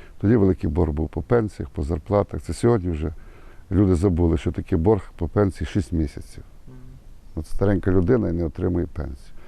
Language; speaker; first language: Ukrainian; native; Ukrainian